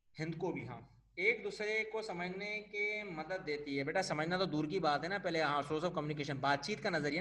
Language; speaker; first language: Urdu; native; Urdu